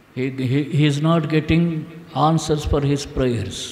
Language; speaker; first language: English; non-native, local second language; Telugu